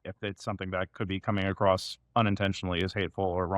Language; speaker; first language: English; native; English